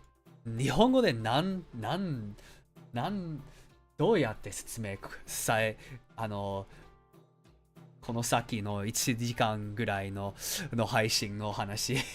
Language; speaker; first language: Japanese; non-native, learner; English